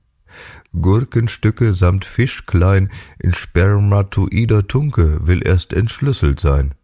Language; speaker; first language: German; native; German